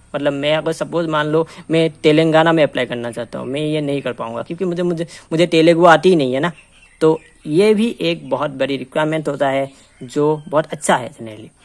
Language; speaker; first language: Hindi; non-native, local second language; Assamese